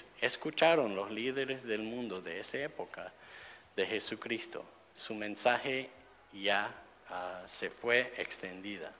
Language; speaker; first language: Spanish; non-native, fluent; English